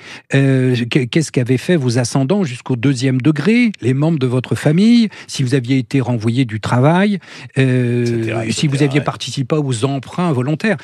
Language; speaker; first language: French; native; French